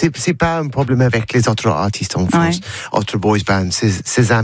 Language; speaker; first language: French; non-native, learner; English